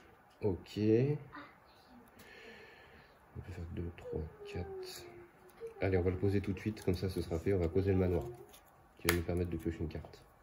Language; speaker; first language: French; native; French